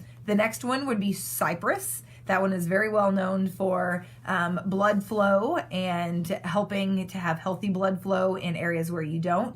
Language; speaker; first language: English; native; English